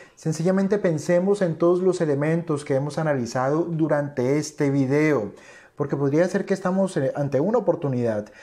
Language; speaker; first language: Spanish; native; Spanish